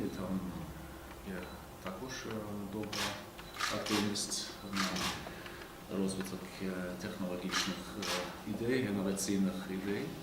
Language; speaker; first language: Ukrainian; non-native, fluent; Norwegian